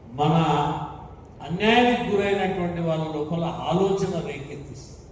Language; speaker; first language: Telugu; native; Telugu